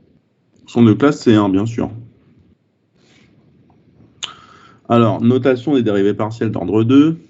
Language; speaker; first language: French; native; French